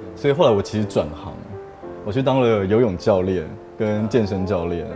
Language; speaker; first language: Chinese; native; Chinese